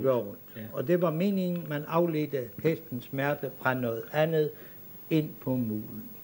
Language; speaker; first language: Danish; native; Danish